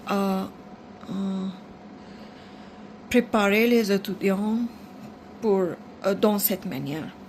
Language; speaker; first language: French; non-native, fluent; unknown